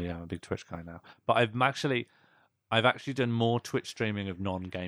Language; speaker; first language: English; native; English